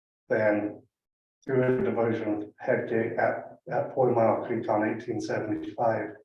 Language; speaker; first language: English; native; English